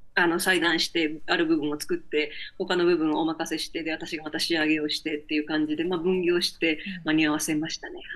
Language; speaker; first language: Japanese; native; Japanese